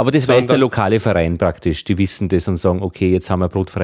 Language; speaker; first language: German; native; German